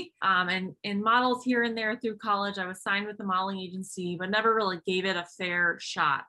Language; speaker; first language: English; native; English